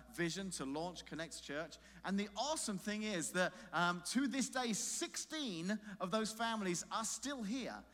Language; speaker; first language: English; native; English